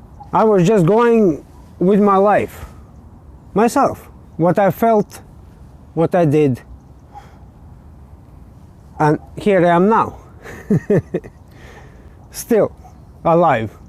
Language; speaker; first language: English; non-native, learner; Latvian